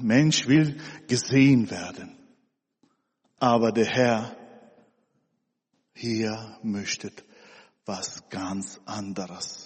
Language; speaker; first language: German; non-native, fluent; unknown